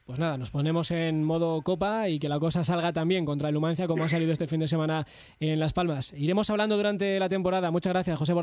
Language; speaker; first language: Spanish; native; Spanish